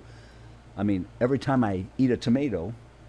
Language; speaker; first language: English; native; English